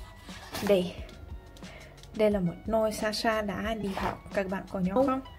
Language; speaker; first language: Vietnamese; non-native, learner; Russian